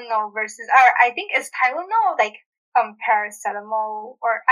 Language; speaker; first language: English; native; English